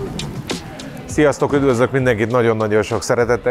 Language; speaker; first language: Hungarian; native; Hungarian